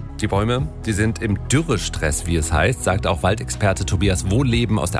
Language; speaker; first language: German; native; German